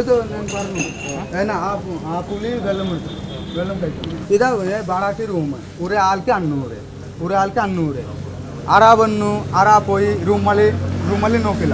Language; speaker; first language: Malayalam; non-native, learner; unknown